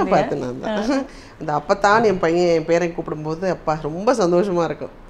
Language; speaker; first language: Tamil; native; Tamil